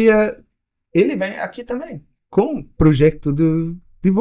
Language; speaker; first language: Portuguese; non-native, learner; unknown